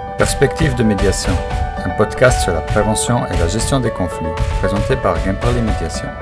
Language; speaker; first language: French; native; French